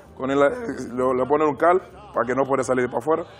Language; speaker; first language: Spanish; non-native, learner; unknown